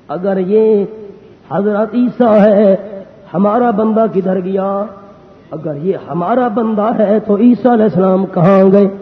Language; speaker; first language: Urdu; non-native, local second language; Pashto